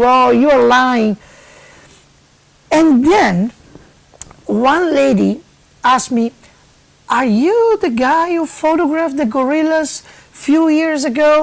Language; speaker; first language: English; non-native, fluent; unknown